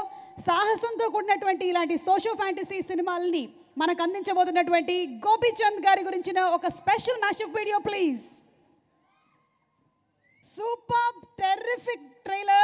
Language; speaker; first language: Telugu; native; Telugu